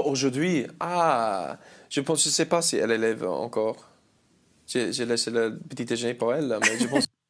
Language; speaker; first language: French; non-native, learner; English